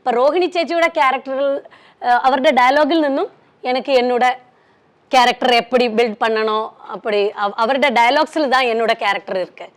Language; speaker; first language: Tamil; non-native, learner; Malayalam